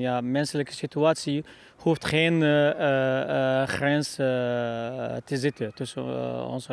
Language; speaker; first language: Dutch; non-native, learner; Arabic